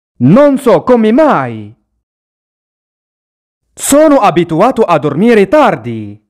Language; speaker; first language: Italian; non-native, fluent; Arabic